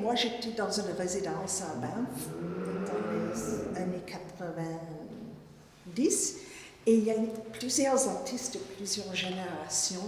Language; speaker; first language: French; non-native, fluent; English